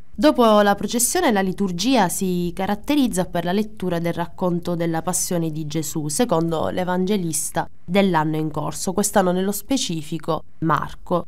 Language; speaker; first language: Italian; native; Italian